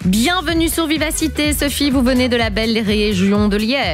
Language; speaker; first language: French; native; French